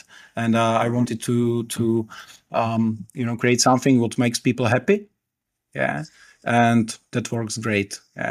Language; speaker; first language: English; non-native, fluent; Czech